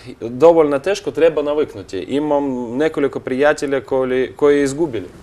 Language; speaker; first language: Bosnian; non-native, learner; Russian